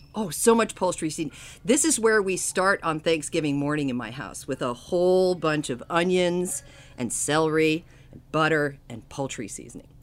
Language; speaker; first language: English; native; English